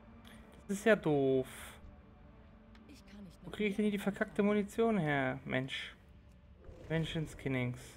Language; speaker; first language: German; native; German